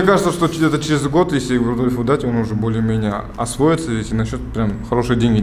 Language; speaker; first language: Russian; native; Russian